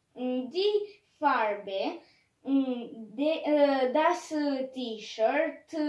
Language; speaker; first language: German; non-native, learner; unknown